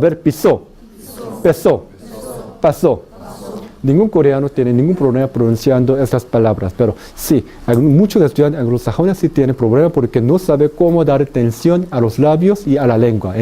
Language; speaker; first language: Spanish; non-native, fluent; Korean